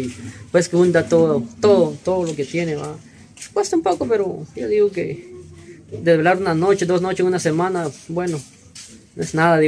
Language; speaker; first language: Spanish; native; Spanish